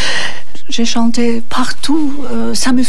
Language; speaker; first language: French; non-native, learner; Turkish